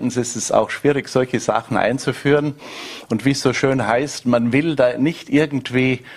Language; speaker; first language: German; native; German